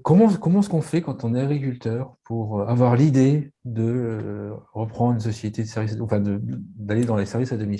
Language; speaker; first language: French; native; French